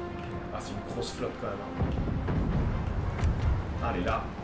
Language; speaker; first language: French; native; French